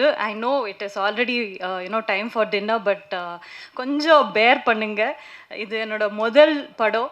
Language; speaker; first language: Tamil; non-native, learner; Kannada